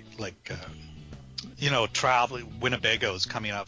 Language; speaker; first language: English; native; English